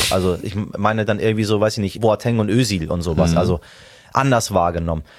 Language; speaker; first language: German; early bilingual, other home language; Persian